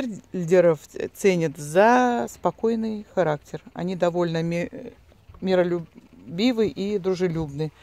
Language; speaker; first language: Russian; native; Russian